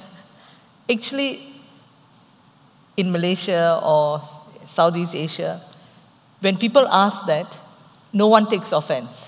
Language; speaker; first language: English; non-native, local second language; Tamil